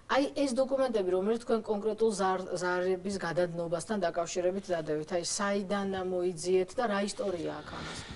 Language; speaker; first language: Georgian; native; Georgian